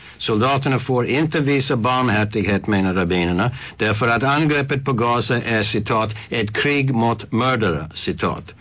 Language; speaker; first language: Swedish; non-native, fluent; English